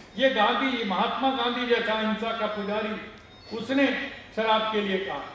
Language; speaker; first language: Hindi; non-native, local second language; Telugu